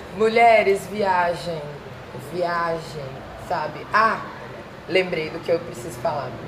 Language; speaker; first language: Portuguese; native; Portuguese